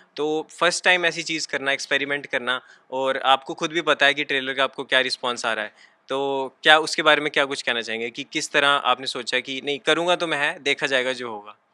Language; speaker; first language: Hindi; native; Hindi